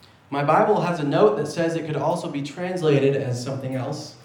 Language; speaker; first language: English; native; English